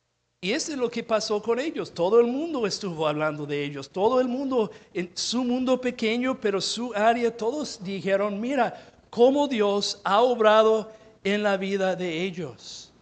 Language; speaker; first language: Spanish; non-native, fluent; English